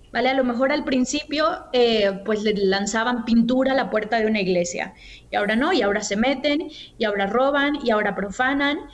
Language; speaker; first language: Spanish; native; Spanish